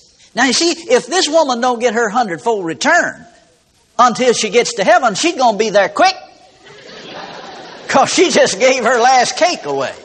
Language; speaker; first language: English; native; English